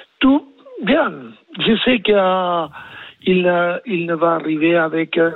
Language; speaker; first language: French; non-native, learner; Spanish